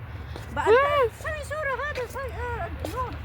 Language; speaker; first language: Arabic; non-native, learner; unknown